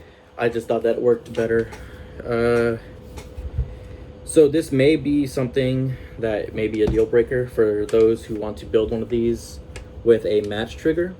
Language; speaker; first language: English; native; English